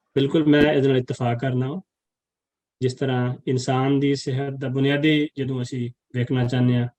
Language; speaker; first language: Urdu; non-native, local second language; Punjabi